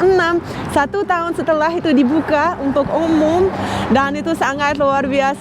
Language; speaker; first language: Indonesian; non-native, fluent; Russian